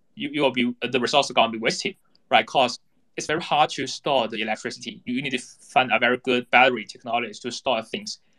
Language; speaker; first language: English; non-native, fluent; Chinese